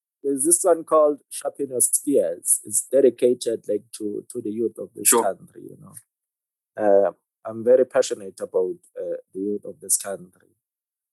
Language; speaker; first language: English; non-native, local second language; Zulu